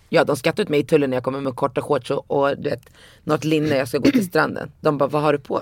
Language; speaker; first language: Swedish; early bilingual, other home language; Arabic